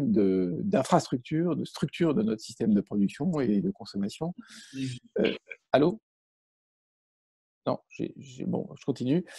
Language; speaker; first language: French; native; French